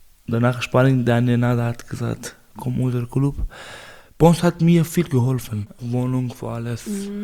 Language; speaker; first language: German; non-native, learner; Persian